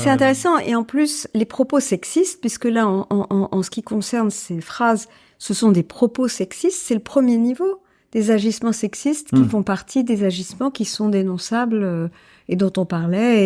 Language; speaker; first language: French; native; French